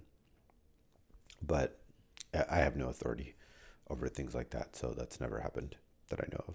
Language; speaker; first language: English; early bilingual, other home language; Urdu